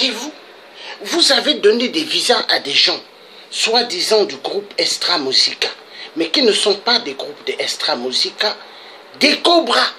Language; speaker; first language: French; non-native, local second language; Kongo